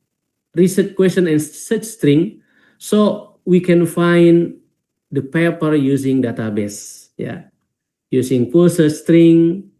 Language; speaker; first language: English; non-native, fluent; Indonesian